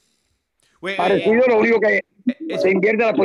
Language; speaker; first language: Spanish; native; Spanish